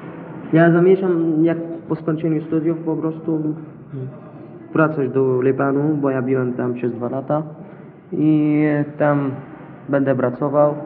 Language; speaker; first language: Polish; non-native, learner; Arabic